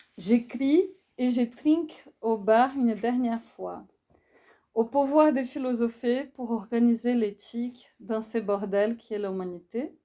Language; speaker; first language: French; non-native, fluent; Portuguese